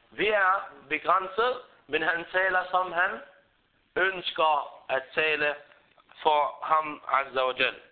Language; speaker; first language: Danish; early bilingual, other home language; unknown